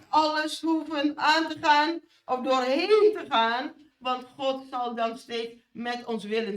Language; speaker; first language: Dutch; non-native, fluent; Indonesian